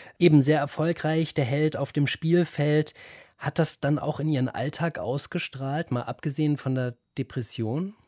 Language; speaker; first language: German; native; German